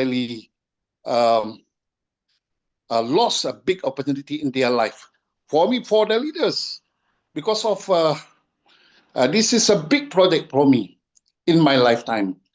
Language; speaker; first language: English; non-native, fluent; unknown